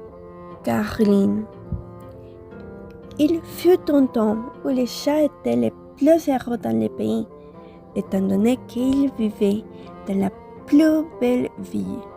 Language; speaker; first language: French; non-native, fluent; Spanish